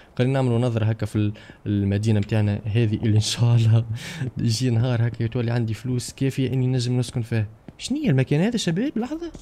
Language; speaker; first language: Arabic; native; Arabic